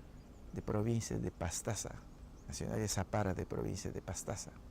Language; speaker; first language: Spanish; non-native, local second language; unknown